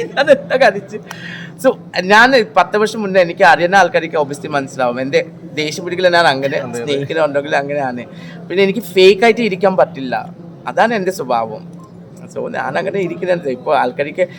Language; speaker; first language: Malayalam; non-native, local second language; Assamese